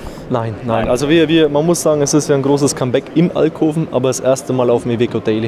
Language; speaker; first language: German; native; German